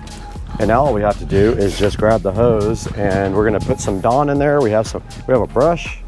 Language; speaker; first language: English; native; English